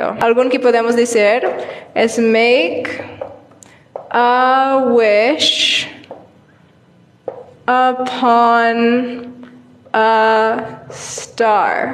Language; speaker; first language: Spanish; non-native, learner; English